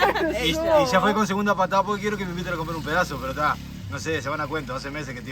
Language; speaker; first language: Spanish; native; Spanish